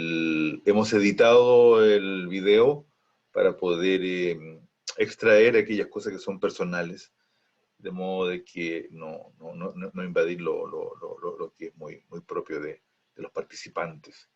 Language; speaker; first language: Spanish; native; Spanish